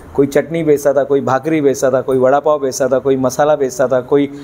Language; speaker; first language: Hindi; non-native, local second language; Marathi